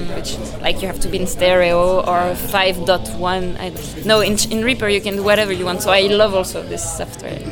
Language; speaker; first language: English; non-native, fluent; French